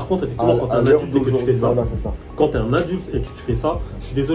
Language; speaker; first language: French; native; French